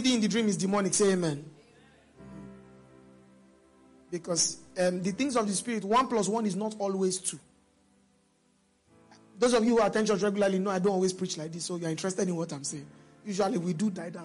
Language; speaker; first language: English; non-native, local second language; Yoruba